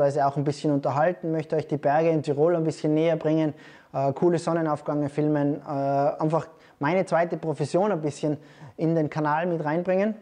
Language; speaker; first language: German; native; German